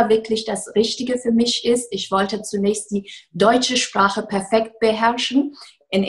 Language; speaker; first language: German; non-native, fluent; Persian